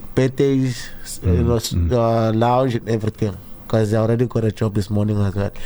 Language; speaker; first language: English; non-native, local second language; Zulu